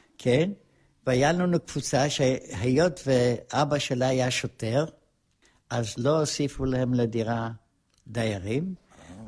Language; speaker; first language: Hebrew; non-native, fluent; Polish